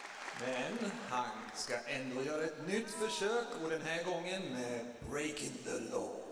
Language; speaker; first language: Swedish; native; Swedish